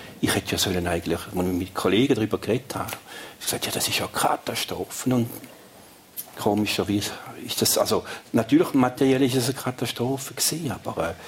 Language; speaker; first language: German; native; German